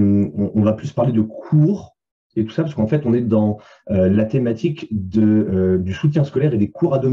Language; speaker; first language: French; native; French